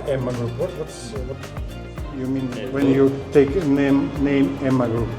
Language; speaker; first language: English; non-native, learner; Russian